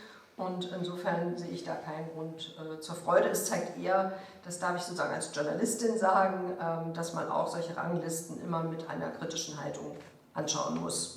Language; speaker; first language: German; native; German